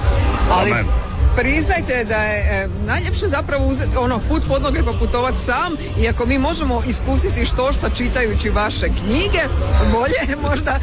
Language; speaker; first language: Serbian; native; Serbian